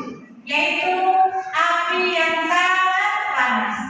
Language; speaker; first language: Indonesian; native; Indonesian